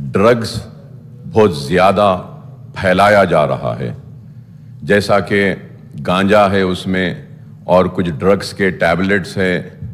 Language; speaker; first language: Urdu; native; Urdu